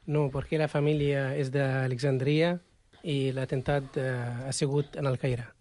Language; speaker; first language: Catalan; non-native, learner; Arabic